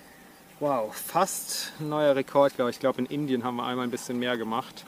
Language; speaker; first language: German; native; German